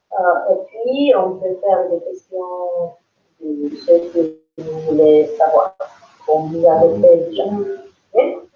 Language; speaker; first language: French; non-native, learner; English